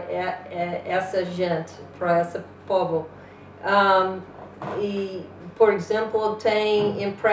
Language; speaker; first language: Portuguese; non-native, learner; English